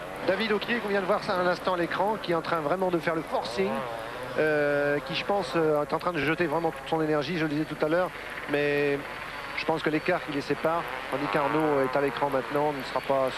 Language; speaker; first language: French; native; French